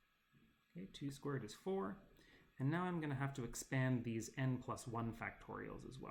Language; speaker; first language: English; native; English